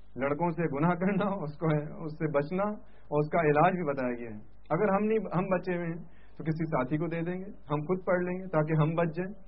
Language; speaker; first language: Urdu; non-native, local second language; Sindhi